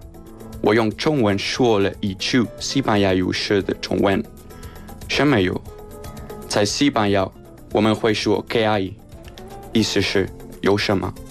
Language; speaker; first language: Chinese; non-native, fluent; Spanish